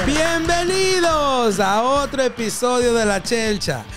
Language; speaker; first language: Spanish; native; Spanish